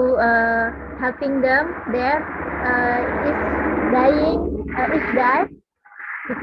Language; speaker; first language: English; non-native, learner; Indonesian